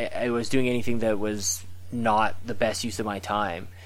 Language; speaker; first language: English; native; English